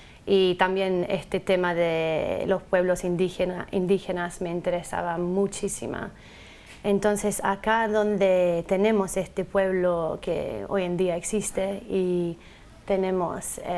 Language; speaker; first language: Spanish; non-native, fluent; English